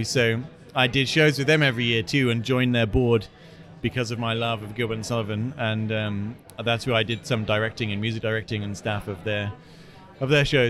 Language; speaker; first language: English; native; English